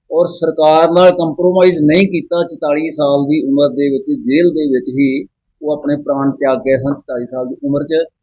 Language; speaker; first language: Punjabi; native; Punjabi